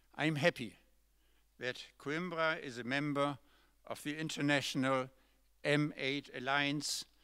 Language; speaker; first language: English; non-native, fluent; German